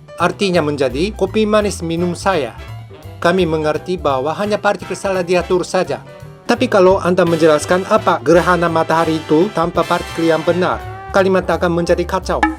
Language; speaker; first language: Indonesian; non-native, fluent; Japanese